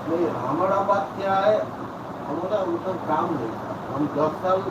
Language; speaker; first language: Hindi; non-native, local second language; Santali